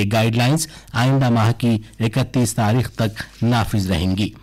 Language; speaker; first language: Urdu; native; Urdu